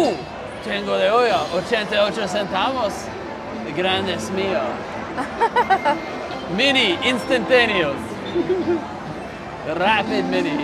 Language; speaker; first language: Spanish; non-native, learner; English